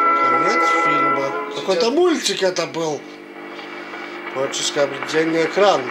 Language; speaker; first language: Russian; native; Russian